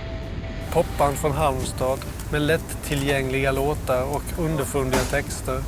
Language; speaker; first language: Swedish; native; Swedish